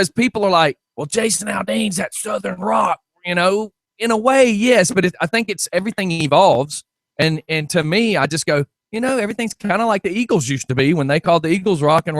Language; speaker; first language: English; native; English